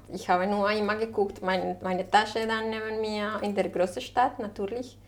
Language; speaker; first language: German; non-native, fluent; Spanish